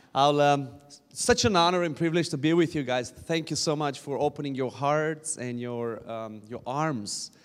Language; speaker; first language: English; non-native, fluent; Romanian